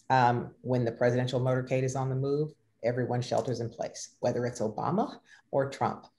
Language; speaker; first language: English; native; English